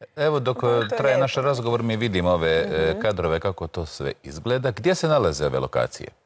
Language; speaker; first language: Croatian; native; Croatian